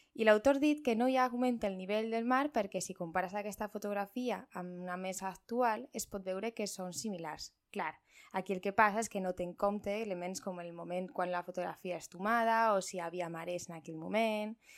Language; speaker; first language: Catalan; non-native, local second language; Spanish